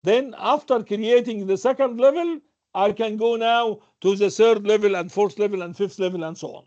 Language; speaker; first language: English; non-native, fluent; Arabic